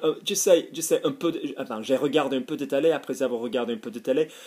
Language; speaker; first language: French; non-native, fluent; English